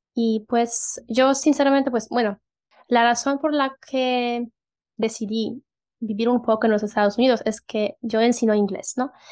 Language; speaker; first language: Spanish; non-native, fluent; Polish